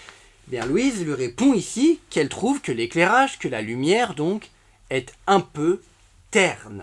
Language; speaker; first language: French; native; French